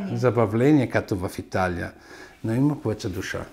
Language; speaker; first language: Bulgarian; non-native, fluent; Italian